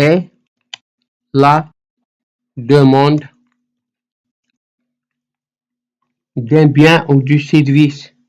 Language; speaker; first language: French; non-native, fluent; Arabic